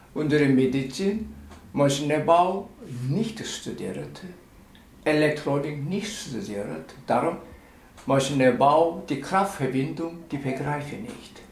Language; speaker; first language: German; non-native, learner; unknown